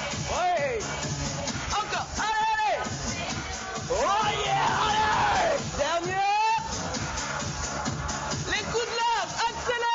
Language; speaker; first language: French; native; French